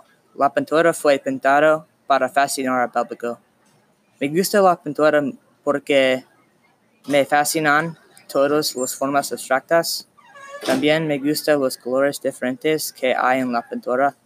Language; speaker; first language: Spanish; non-native, learner; English